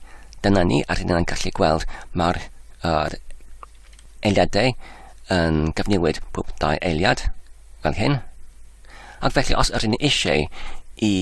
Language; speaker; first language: Welsh; non-native, learner; English